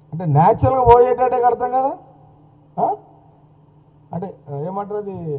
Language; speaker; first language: Telugu; native; Telugu